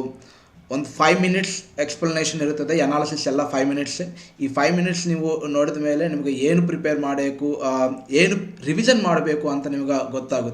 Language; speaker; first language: Kannada; non-native, fluent; Telugu